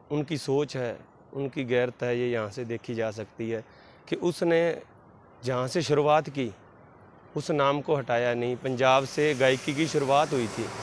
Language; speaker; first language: Hindi; non-native, local second language; Punjabi